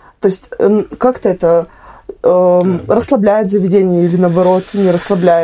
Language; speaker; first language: Russian; native; Russian